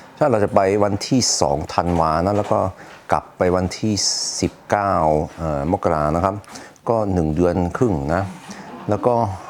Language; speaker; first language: Thai; non-native, fluent; Swedish